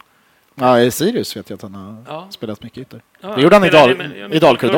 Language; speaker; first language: Swedish; native; Swedish